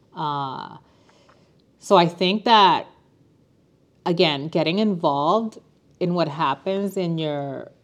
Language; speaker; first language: English; non-native, fluent; Spanish